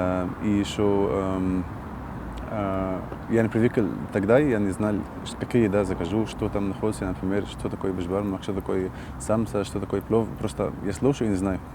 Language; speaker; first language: Russian; non-native, learner; Arabic